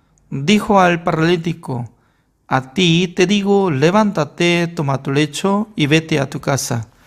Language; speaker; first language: Spanish; non-native, fluent; Korean